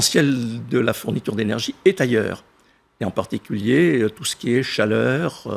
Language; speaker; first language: French; native; French